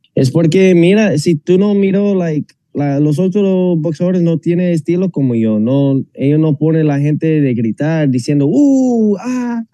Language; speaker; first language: Spanish; non-native, fluent; English